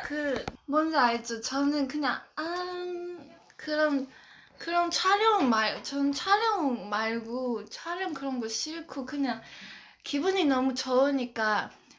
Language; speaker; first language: Korean; non-native, local second language; Chinese